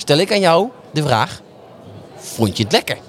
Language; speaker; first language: Dutch; native; Dutch